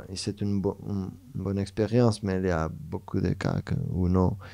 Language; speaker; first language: French; non-native, fluent; Portuguese